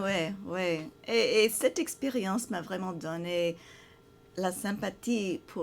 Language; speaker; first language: French; non-native, fluent; English